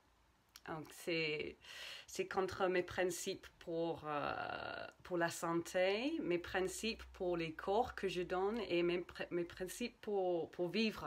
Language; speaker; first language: French; non-native, fluent; English